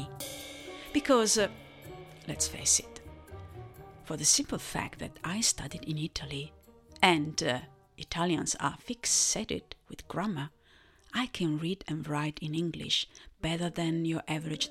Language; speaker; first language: English; non-native, fluent; Italian